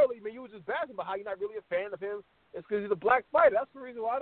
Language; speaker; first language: English; native; English